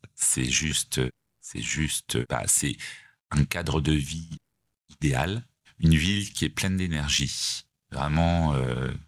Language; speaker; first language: French; native; French